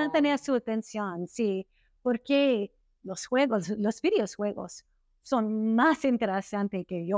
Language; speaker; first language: Spanish; non-native, learner; English